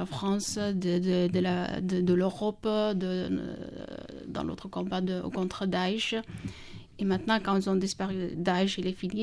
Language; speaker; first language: French; non-native, learner; Kurdish